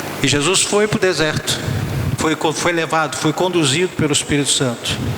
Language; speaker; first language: Portuguese; native; Portuguese